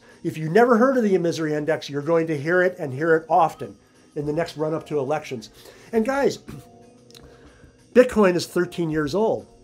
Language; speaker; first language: English; native; English